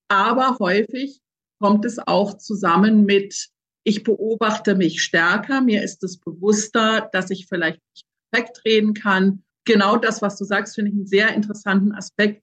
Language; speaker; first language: German; native; German